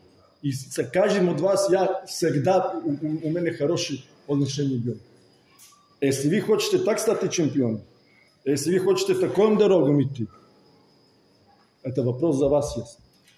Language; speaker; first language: Russian; non-native, fluent; Serbian